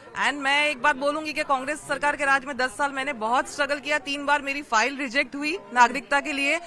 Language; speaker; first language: Urdu; early bilingual, other home language; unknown